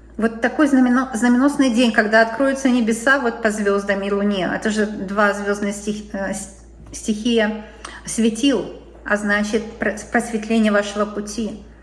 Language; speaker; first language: Russian; native; Russian